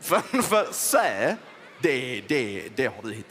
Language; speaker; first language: Swedish; native; Swedish